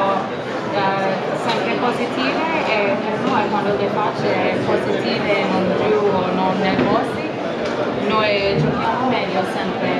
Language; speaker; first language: Italian; non-native, learner; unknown